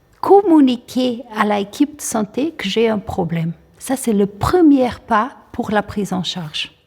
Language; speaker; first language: French; non-native, fluent; Portuguese